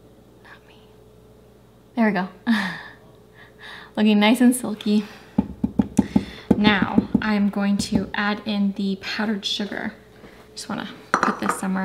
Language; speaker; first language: English; native; English